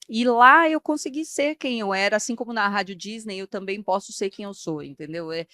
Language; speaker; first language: Portuguese; early bilingual, other home language; Spanish